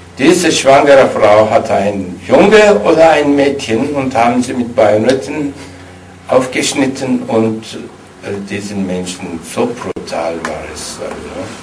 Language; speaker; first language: German; non-native, fluent; Kurdish